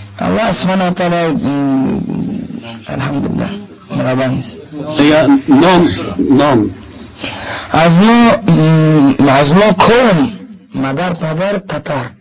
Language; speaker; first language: Persian; non-native, learner; Russian